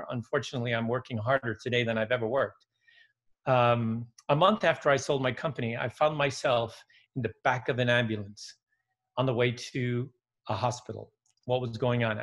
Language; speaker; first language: English; early bilingual, other home language; Dutch